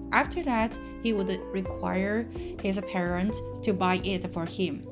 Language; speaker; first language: English; non-native, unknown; Chinese